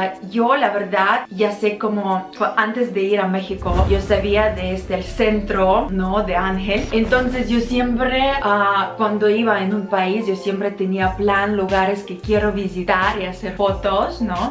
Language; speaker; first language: Spanish; non-native, fluent; Ukrainian